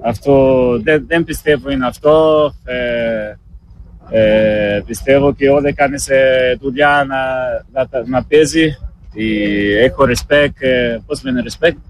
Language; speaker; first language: Greek; non-native, learner; Portuguese